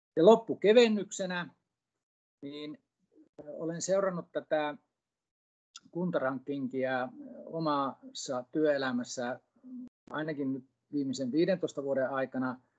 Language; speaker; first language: Finnish; native; Finnish